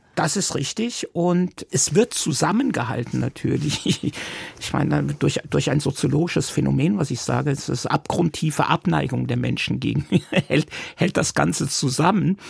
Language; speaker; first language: German; non-native, local second language; Yiddish